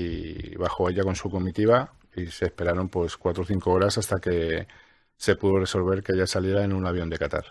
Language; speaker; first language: Spanish; native; Spanish